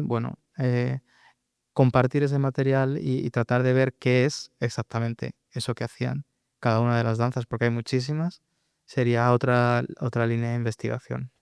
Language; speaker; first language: Spanish; native; Spanish